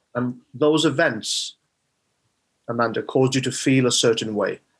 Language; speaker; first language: English; native; English